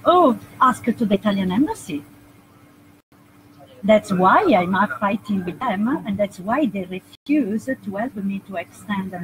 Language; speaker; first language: English; non-native, fluent; Italian